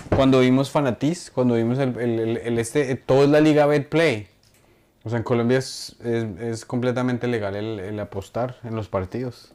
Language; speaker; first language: Spanish; native; Spanish